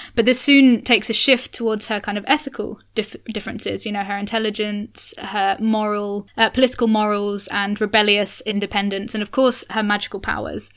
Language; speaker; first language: English; native; English